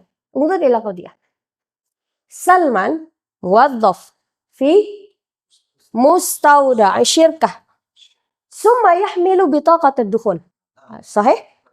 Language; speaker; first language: Arabic; non-native, fluent; Indonesian